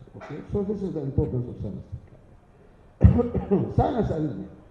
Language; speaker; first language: English; non-native, fluent; Arabic